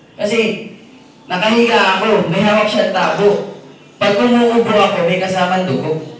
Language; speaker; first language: Filipino; native; Filipino